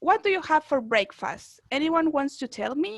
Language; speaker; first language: English; non-native, fluent; Spanish